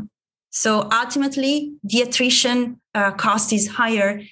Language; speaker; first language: English; non-native, fluent; Italian